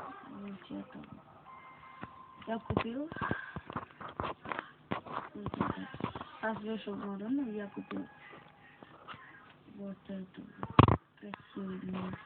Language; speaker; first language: Russian; non-native, learner; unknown